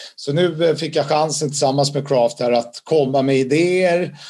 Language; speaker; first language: Swedish; native; Swedish